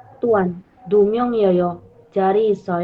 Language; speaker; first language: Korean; non-native, learner; Indonesian